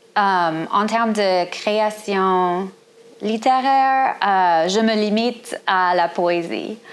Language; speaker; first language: French; non-native, fluent; English